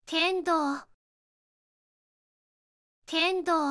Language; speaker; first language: Japanese; native; Japanese